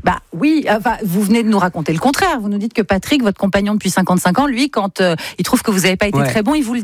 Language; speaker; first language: French; native; French